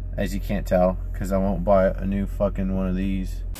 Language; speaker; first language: English; native; English